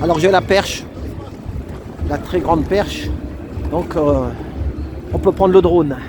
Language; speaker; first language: French; native; French